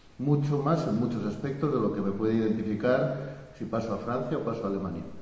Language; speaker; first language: Spanish; native; Spanish